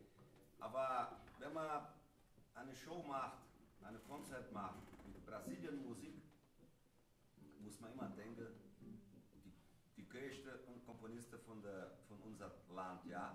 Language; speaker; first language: German; non-native, learner; Portuguese